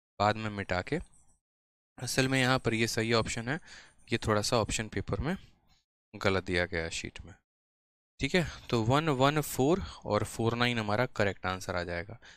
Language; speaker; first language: Hindi; native; Hindi